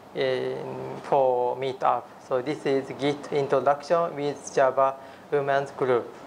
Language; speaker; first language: English; non-native, learner; Japanese